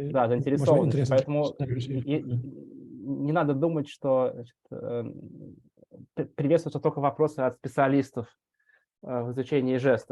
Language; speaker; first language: Russian; native; Russian